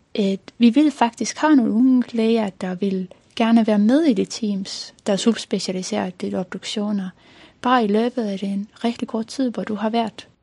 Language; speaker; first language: Danish; non-native, fluent; Estonian